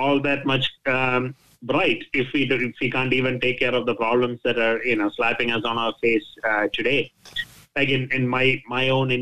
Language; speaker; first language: English; non-native, local second language; Malayalam